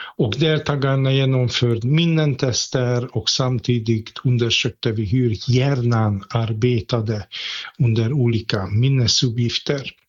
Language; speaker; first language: Swedish; non-native, fluent; Hungarian